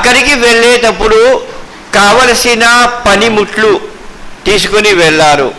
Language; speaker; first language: Telugu; early bilingual, heritage; Telugu